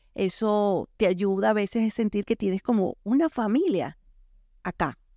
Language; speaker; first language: Spanish; native; Spanish